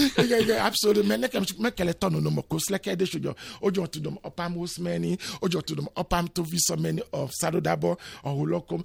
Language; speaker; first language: Hungarian; non-native, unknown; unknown